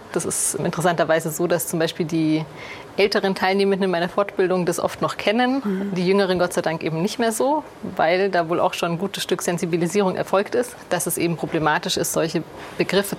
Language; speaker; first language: German; native; German